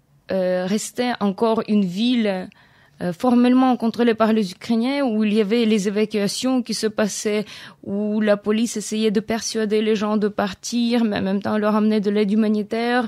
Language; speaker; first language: French; non-native, fluent; Ukrainian